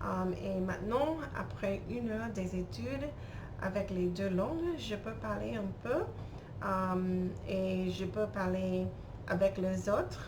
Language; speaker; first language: French; non-native, learner; English